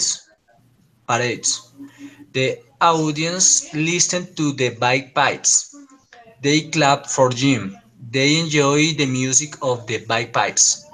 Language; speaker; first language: English; non-native, learner; Spanish